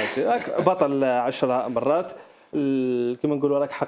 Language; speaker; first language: Arabic; native; Arabic